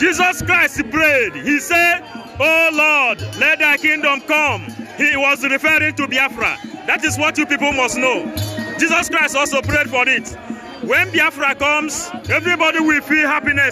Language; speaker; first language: English; non-native, local second language; Igbo